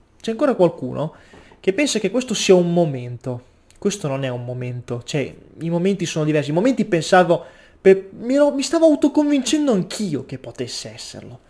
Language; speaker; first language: Italian; native; Italian